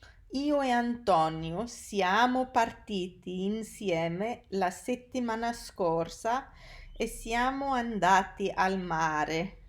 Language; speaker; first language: Italian; non-native, fluent; English